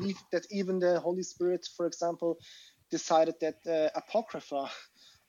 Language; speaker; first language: English; non-native, fluent; German